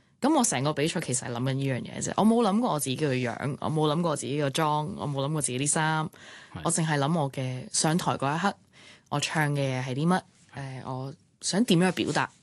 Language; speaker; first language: Cantonese; early bilingual, heritage; Cantonese